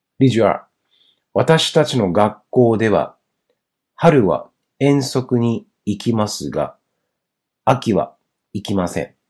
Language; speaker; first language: Japanese; non-native, fluent; Chinese